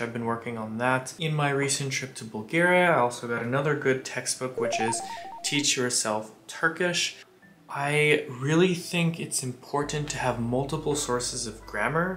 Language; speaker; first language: English; native; English